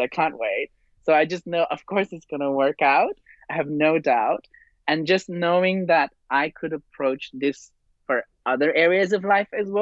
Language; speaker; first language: English; non-native, fluent; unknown